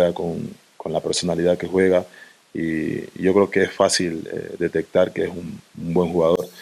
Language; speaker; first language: Spanish; native; Spanish